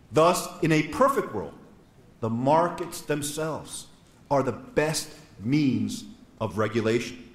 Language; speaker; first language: English; non-native, fluent; Korean